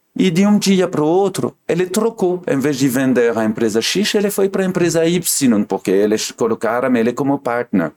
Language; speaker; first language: Portuguese; non-native, fluent; French